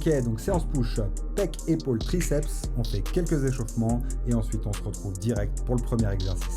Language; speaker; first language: French; native; French